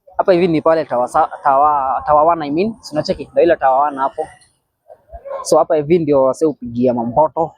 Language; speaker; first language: Swahili; native; Swahili